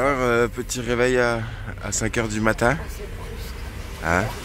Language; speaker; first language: French; native; French